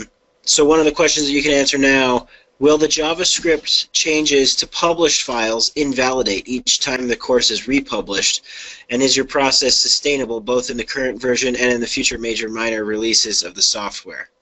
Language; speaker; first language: English; native; English